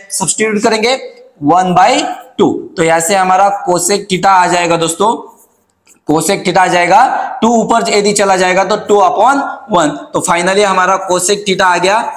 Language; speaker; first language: Hindi; non-native, local second language; Marathi